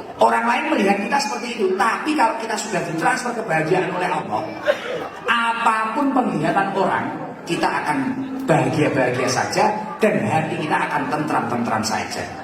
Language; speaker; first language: Indonesian; non-native, local second language; Javanese